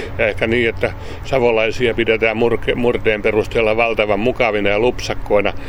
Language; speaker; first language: Finnish; native; Finnish